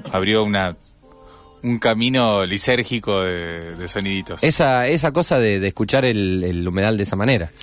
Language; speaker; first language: Spanish; native; Spanish